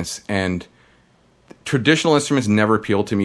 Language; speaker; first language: English; native; English